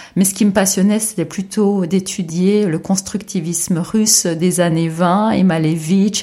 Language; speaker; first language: French; native; French